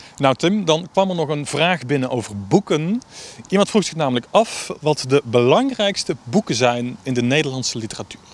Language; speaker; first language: Dutch; native; Dutch